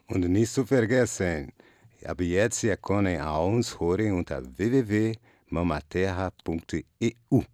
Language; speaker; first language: German; non-native, learner; Portuguese